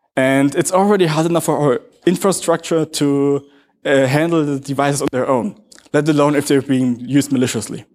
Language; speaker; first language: English; non-native, fluent; German